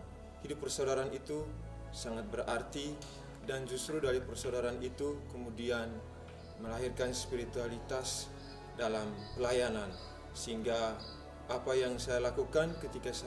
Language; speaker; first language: Indonesian; non-native, local second language; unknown